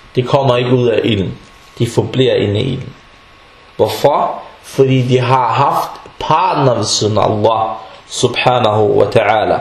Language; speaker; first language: Danish; non-native, fluent; Arabic